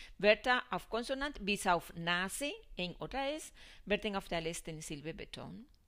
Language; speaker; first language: German; non-native, fluent; Spanish